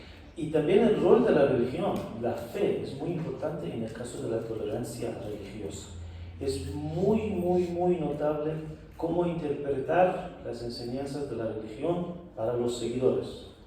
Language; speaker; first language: Spanish; non-native, fluent; Persian